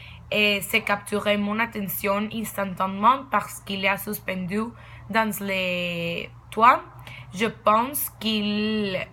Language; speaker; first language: French; non-native, learner; Spanish